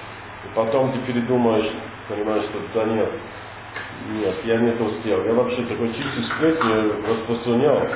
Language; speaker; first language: Russian; non-native, learner; English